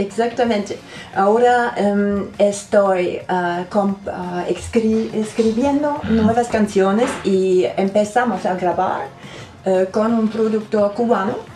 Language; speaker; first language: Spanish; non-native, learner; German